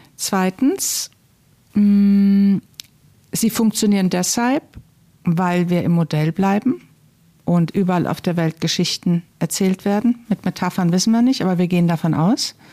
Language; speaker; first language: German; native; German